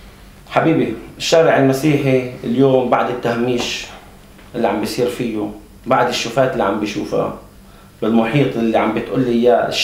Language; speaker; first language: Arabic; native; Arabic